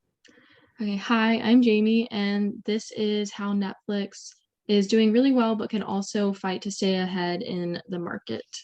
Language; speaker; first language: English; native; English